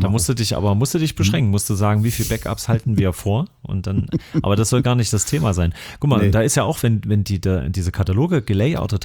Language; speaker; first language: German; native; German